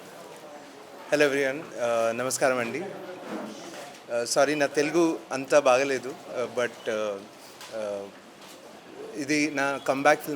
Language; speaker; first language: Telugu; non-native, learner; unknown